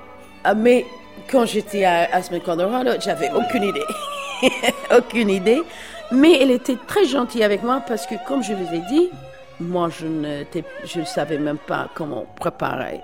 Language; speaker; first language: French; non-native, fluent; English